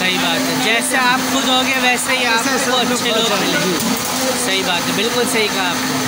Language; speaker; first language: Hindi; native; Hindi